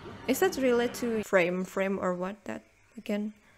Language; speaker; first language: English; non-native, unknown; Indonesian